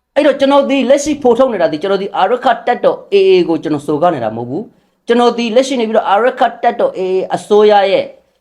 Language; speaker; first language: Burmese; non-native, local second language; Rohingya